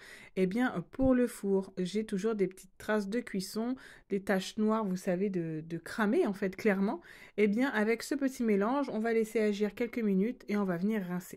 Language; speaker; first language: French; native; French